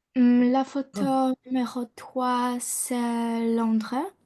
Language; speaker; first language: French; non-native, learner; Polish